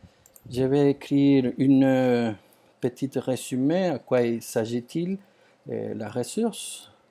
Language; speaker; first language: French; non-native, fluent; Spanish